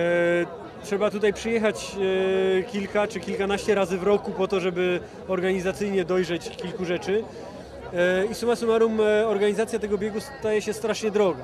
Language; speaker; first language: Polish; native; Polish